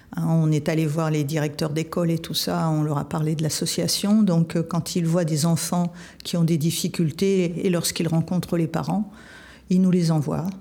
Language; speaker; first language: French; native; French